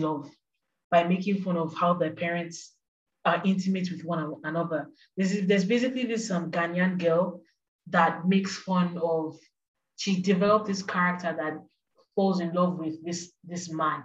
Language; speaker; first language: English; non-native, local second language; Yoruba